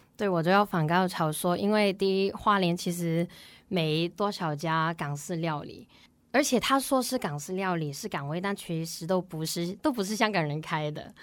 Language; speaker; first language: Chinese; non-native, local second language; Cantonese